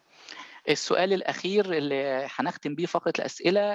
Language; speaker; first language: Arabic; native; Arabic